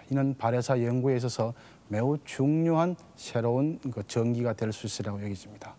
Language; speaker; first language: Korean; native; Korean